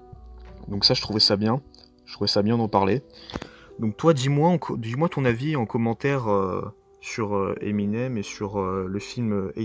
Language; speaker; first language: French; native; French